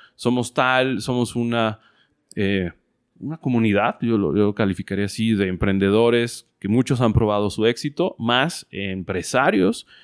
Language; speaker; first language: Spanish; non-native, learner; English